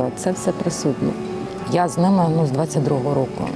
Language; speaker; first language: Ukrainian; native; Ukrainian